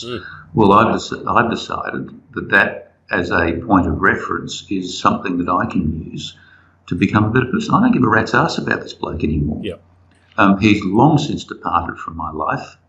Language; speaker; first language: English; native; English